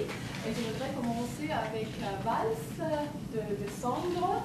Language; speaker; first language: French; non-native, fluent; Russian